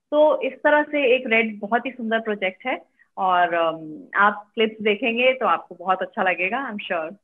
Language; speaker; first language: Hindi; native; Hindi